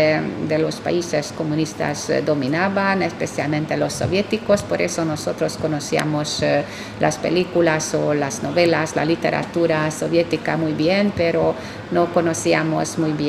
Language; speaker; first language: Spanish; non-native, fluent; Hungarian